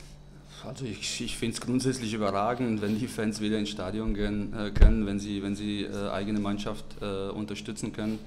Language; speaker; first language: German; non-native, fluent; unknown